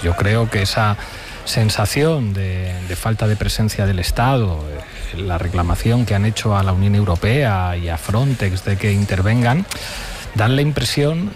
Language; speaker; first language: Spanish; native; Spanish